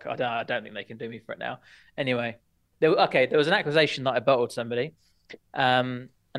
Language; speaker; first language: English; native; English